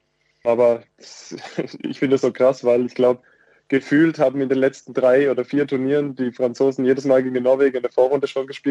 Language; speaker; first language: German; native; German